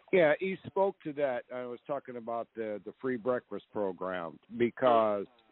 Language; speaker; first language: English; native; English